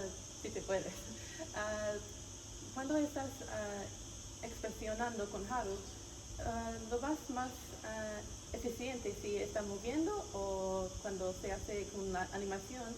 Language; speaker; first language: Spanish; non-native, learner; English